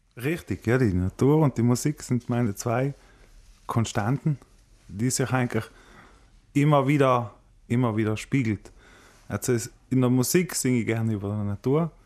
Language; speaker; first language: German; native; German